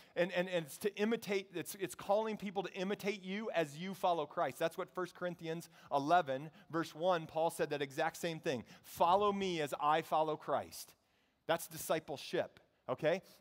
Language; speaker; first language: English; native; English